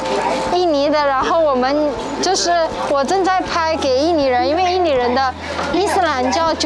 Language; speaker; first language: Chinese; non-native, fluent; Indonesian